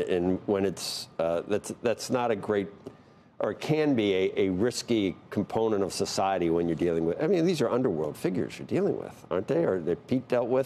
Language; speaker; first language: English; native; English